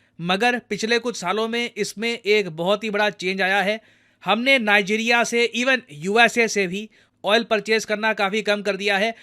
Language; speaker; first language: Hindi; native; Hindi